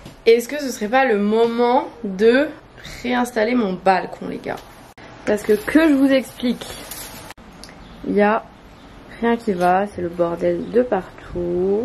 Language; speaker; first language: French; native; French